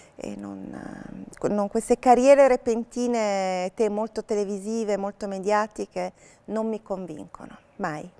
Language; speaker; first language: Italian; native; Italian